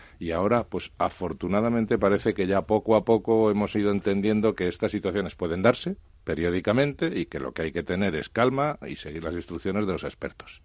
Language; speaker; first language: Spanish; native; Spanish